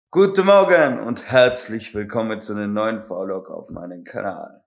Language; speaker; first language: German; native; German